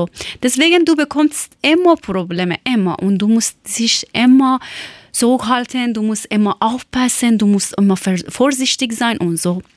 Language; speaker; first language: German; non-native, learner; Persian